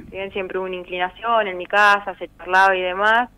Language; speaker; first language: Spanish; native; Spanish